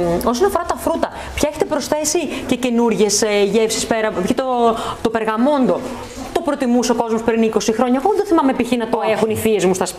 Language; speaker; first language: Greek; native; Greek